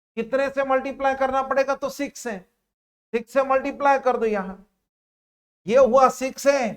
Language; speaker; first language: Hindi; non-native, local second language; Marathi